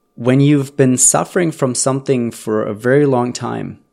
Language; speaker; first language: English; non-native, fluent; German